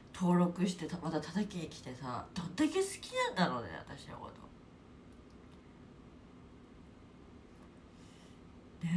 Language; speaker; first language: Japanese; native; Japanese